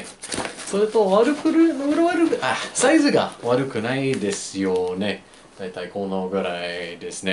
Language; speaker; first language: Japanese; non-native, learner; English